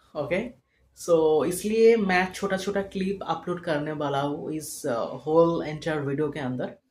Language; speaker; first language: Hindi; non-native, local second language; Bangla